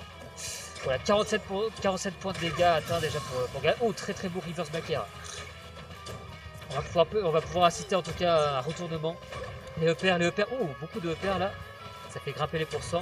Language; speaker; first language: French; native; French